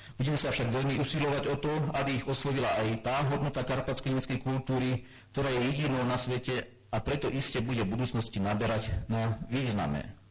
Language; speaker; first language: Slovak; non-native, local second language; German